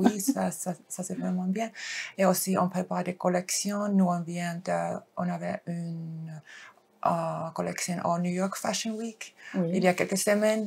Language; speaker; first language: French; non-native, fluent; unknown